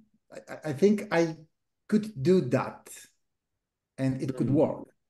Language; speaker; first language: English; non-native, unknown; Polish